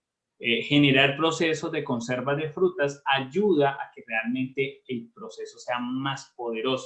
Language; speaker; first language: Spanish; native; Spanish